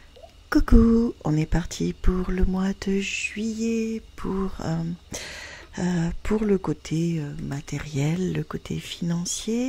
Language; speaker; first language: French; native; French